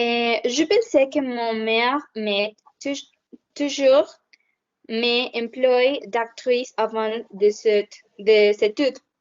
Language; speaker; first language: French; non-native, learner; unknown